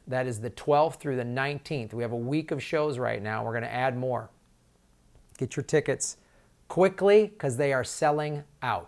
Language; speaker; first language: English; native; English